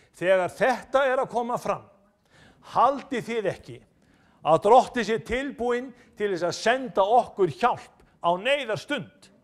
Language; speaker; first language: Icelandic; native; Icelandic